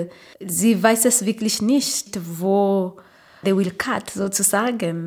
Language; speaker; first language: German; non-native, learner; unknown